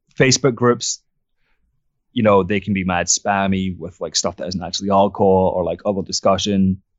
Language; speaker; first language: English; non-native, fluent; French